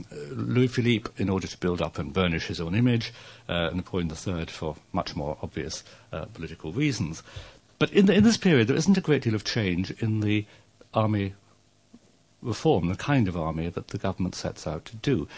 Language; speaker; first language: English; native; English